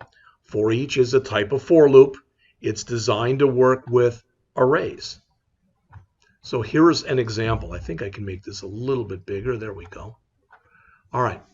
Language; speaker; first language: English; native; English